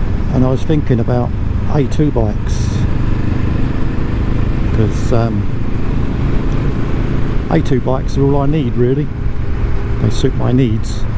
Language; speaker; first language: English; native; English